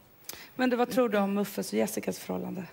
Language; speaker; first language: Swedish; native; Swedish